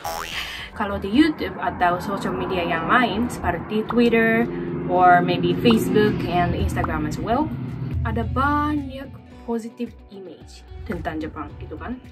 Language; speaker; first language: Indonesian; non-native, fluent; Japanese